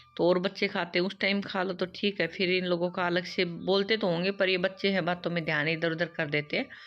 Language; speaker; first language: Hindi; native; Hindi